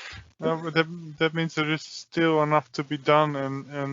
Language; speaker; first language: English; non-native, fluent; Dutch